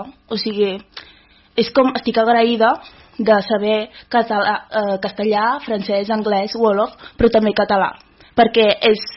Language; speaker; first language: Catalan; early bilingual, other home language; Wolof